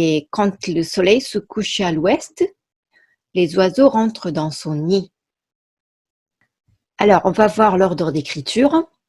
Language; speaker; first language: French; non-native, fluent; Japanese